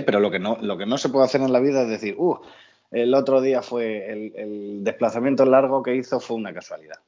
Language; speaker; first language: Spanish; native; Spanish